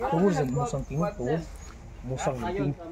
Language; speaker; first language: Filipino; non-native, local second language; Cebuano